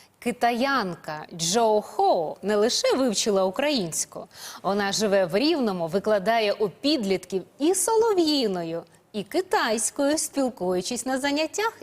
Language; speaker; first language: Ukrainian; native; Ukrainian